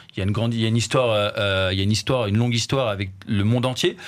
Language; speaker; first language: French; native; French